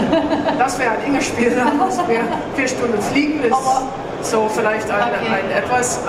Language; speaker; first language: German; non-native, fluent; English